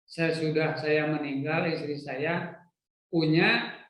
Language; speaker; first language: Indonesian; non-native, local second language; Sundanese